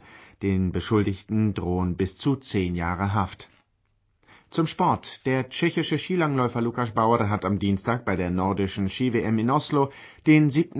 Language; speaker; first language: German; native; German